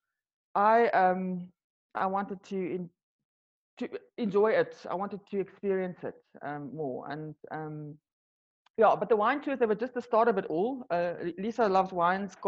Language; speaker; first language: English; non-native, local second language; Afrikaans